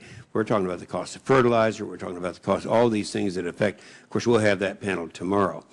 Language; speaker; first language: English; native; English